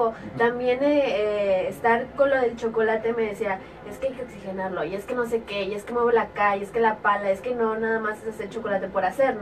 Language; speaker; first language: Spanish; native; Spanish